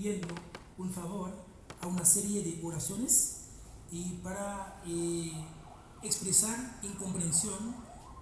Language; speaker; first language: Spanish; non-native, fluent; Haitian Creole